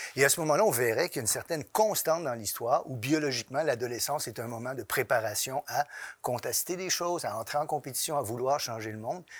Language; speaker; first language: French; native; French